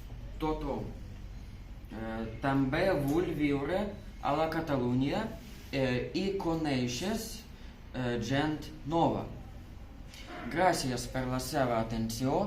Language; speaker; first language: Catalan; non-native, learner; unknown